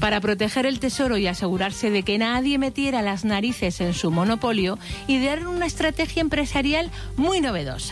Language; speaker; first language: Spanish; native; Spanish